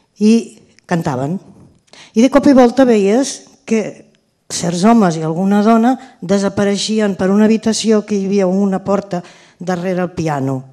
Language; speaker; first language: Catalan; early bilingual, heritage; Catalan